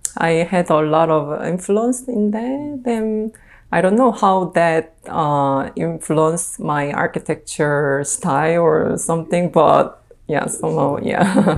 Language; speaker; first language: English; non-native, fluent; Korean